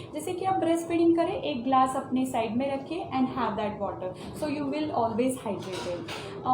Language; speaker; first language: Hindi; non-native, local second language; Marathi